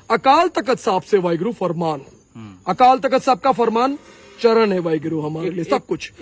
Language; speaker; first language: Hindi; non-native, local second language; Punjabi